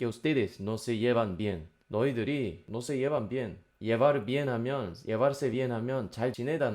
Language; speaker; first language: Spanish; non-native, fluent; Korean